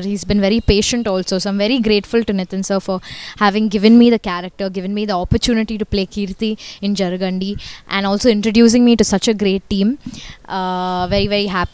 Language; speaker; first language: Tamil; non-native, learner; Malayalam